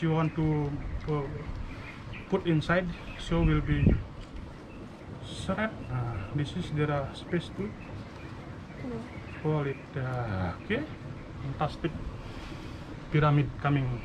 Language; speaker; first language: English; non-native, learner; Indonesian